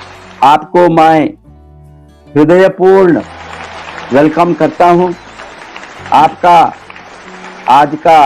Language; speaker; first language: Hindi; non-native, local second language; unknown